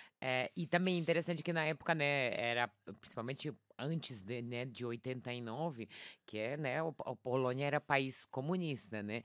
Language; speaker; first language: Portuguese; non-native, fluent; Polish